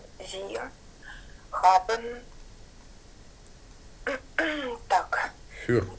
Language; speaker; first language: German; non-native, learner; Ukrainian